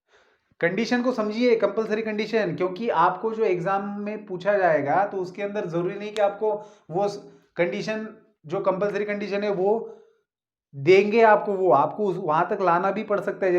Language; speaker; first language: Hindi; native; Hindi